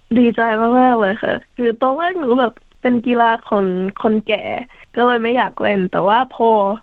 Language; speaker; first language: Thai; early bilingual, heritage; Thai